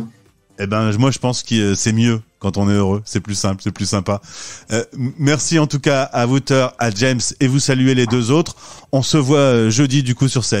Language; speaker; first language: French; native; French